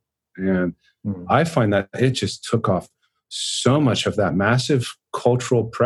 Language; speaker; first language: English; native; English